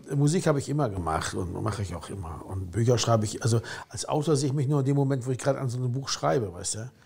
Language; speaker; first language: German; native; German